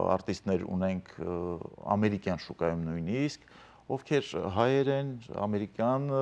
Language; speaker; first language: Armenian; native; Armenian